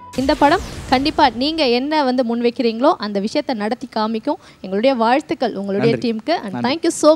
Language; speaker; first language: Tamil; native; Tamil